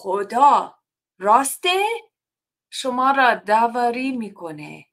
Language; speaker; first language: Persian; non-native, learner; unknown